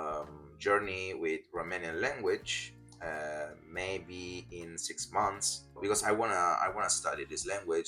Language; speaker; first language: English; non-native, fluent; Italian